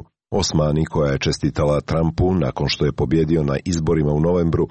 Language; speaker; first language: Croatian; native; Croatian